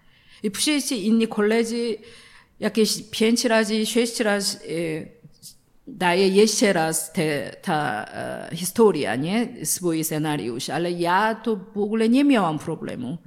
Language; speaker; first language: Polish; non-native, learner; Korean